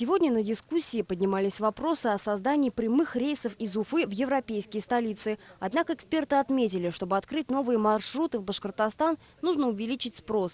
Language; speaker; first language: Russian; native; Russian